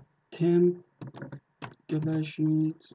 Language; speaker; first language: German; non-native, learner; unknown